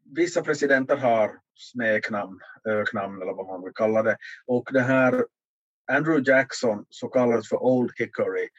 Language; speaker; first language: Swedish; native; Swedish